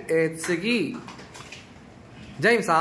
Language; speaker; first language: Japanese; non-native, fluent; Filipino